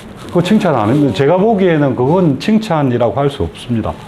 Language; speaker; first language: Korean; native; Korean